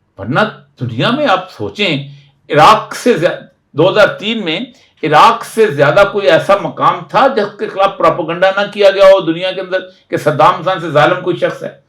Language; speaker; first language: Urdu; non-native, local second language; Punjabi